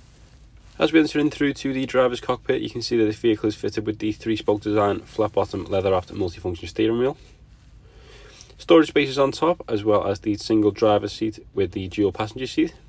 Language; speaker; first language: English; native; English